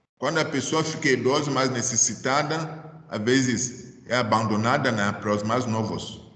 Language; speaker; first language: Portuguese; non-native, fluent; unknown